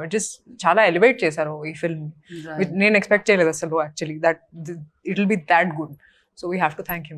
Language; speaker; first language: Telugu; non-native, local second language; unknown